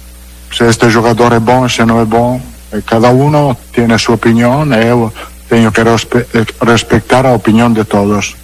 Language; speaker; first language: Portuguese; non-native, learner; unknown